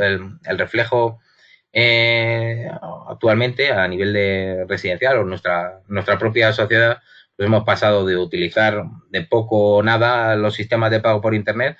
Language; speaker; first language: Spanish; native; Spanish